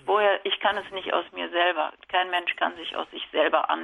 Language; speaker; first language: German; native; German